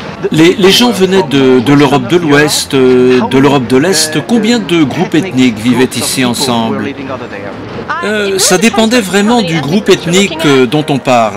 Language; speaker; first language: French; non-native, fluent; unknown